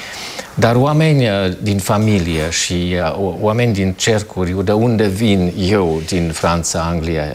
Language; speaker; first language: Romanian; non-native, fluent; German